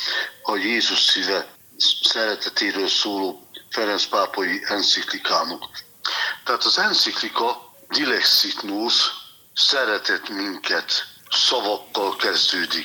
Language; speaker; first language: Hungarian; native; Hungarian